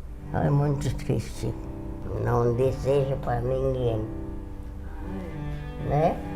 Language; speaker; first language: Portuguese; non-native, fluent; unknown